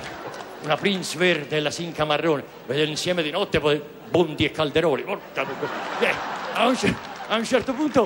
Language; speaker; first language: Italian; native; Italian